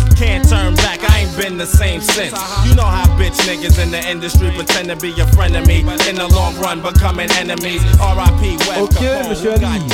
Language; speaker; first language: French; native; French